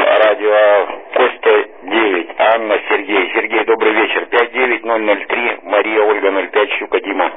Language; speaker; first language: Russian; native; Russian